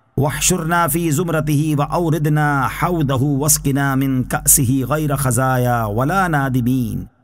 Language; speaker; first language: Arabic; non-native, fluent; Urdu